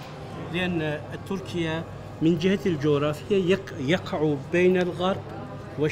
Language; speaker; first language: Arabic; non-native, fluent; Turkish